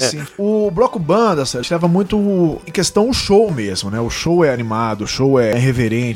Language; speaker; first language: Portuguese; native; Portuguese